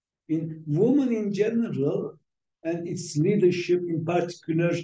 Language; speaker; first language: English; non-native, fluent; Turkish